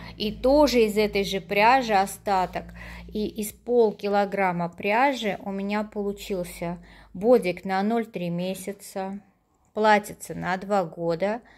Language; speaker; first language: Russian; non-native, local second language; Armenian